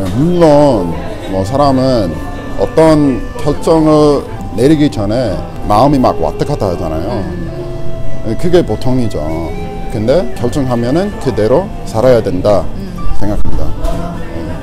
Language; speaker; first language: Korean; non-native, fluent; English